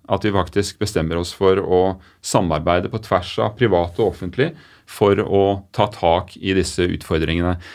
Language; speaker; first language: Norwegian; native; Norwegian